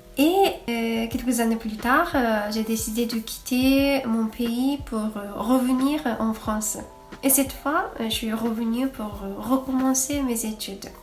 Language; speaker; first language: French; non-native, fluent; Japanese